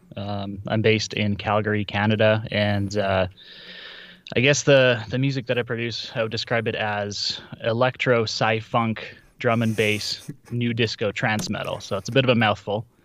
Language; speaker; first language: English; early bilingual, other home language; Russian